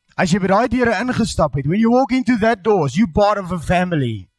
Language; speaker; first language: English; non-native, local second language; Afrikaans